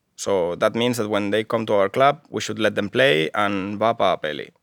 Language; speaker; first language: English; non-native, fluent; Spanish